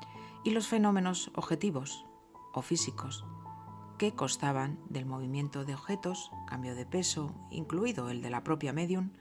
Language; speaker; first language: Spanish; native; Spanish